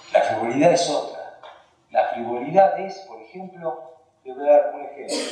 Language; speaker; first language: Spanish; early bilingual, other home language; Hungarian